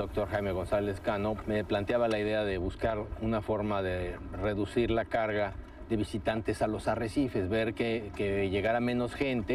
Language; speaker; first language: Spanish; native; Spanish